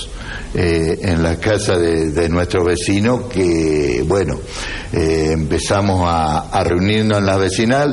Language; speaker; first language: Spanish; native; Spanish